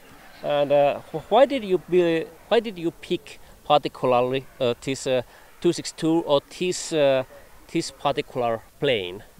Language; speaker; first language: English; non-native, fluent; Finnish